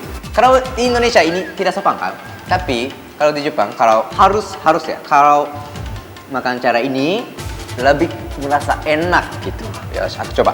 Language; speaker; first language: Indonesian; non-native, fluent; Japanese